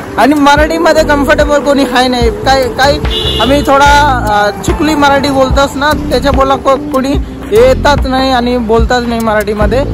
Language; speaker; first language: Marathi; non-native, local second language; Hindi